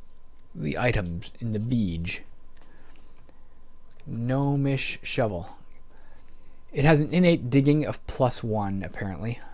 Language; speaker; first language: English; native; English